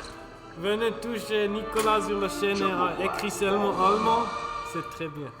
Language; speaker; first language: French; non-native, local second language; German